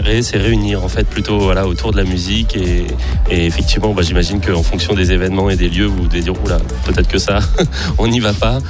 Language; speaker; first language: French; native; French